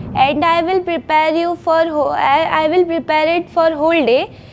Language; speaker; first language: English; non-native, local second language; Hindi